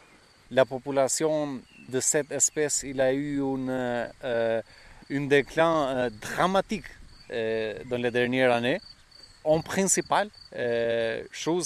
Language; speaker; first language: French; non-native, fluent; Albanian